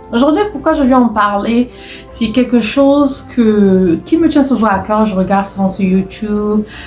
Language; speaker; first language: French; non-native, local second language; Lingala